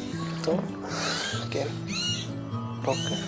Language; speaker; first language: Hebrew; non-native, local second language; Arabic